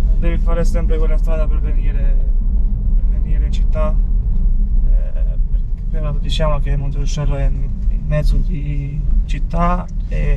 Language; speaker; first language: Italian; non-native, fluent; Albanian